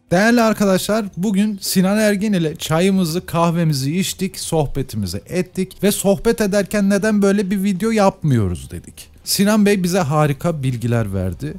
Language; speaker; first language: Turkish; native; Turkish